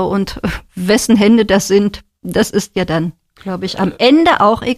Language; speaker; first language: German; native; German